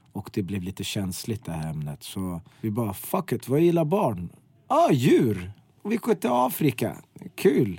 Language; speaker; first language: Swedish; early bilingual, other home language; Persian